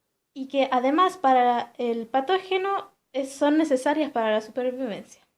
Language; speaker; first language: Spanish; native; Spanish